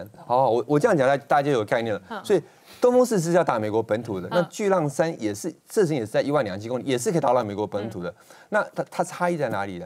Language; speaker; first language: Chinese; native; Chinese